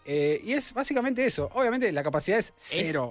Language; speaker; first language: Spanish; native; Spanish